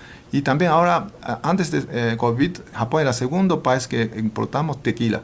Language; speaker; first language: Spanish; non-native, fluent; Japanese